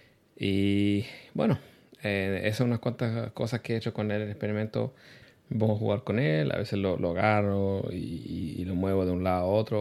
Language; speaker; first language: Spanish; early bilingual, heritage; Spanish